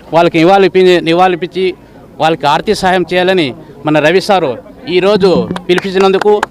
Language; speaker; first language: Telugu; native; Telugu